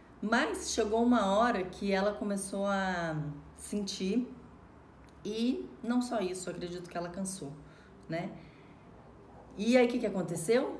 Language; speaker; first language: Portuguese; native; Portuguese